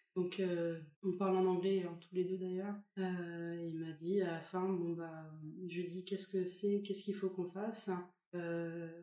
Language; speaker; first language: French; native; French